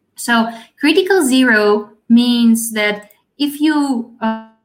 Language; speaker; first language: English; non-native, fluent; Russian